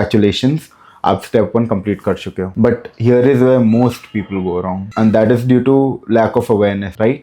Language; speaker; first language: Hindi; non-native, local second language; Bangla